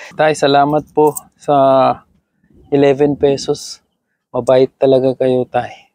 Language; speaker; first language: Filipino; non-native, learner; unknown